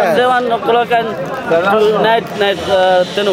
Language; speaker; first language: English; non-native, learner; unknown